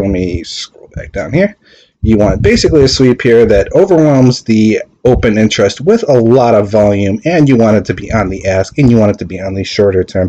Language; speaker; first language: English; native; English